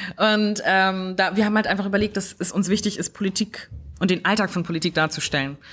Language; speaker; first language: German; early bilingual, other home language; French